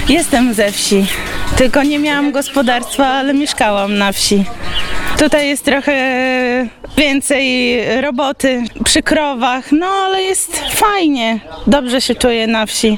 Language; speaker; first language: Polish; non-native, local second language; Ukrainian